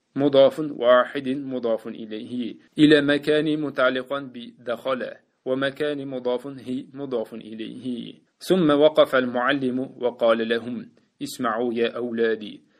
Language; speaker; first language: Arabic; non-native, fluent; Uzbek